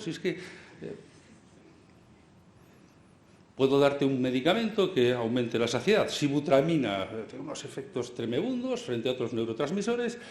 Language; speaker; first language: Spanish; native; Spanish